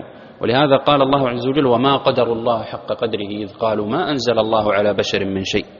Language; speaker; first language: Arabic; native; Arabic